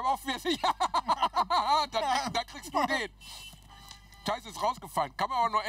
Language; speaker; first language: German; native; German